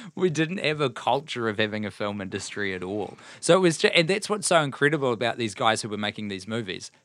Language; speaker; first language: English; native; English